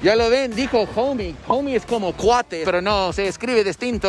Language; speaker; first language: Spanish; non-native, fluent; English